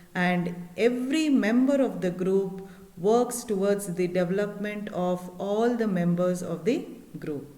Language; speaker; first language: English; non-native, local second language; Kannada